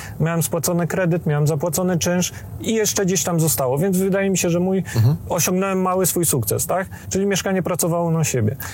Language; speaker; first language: Polish; native; Polish